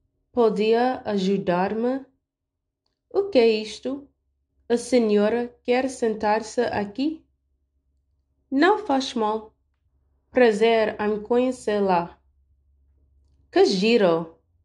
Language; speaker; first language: Portuguese; non-native, learner; English